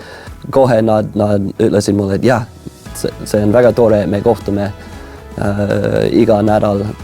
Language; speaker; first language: Estonian; non-native, fluent; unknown